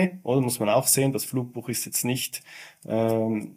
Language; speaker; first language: German; native; German